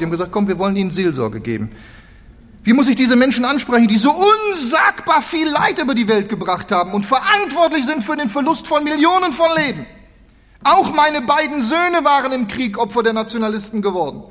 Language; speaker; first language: German; native; German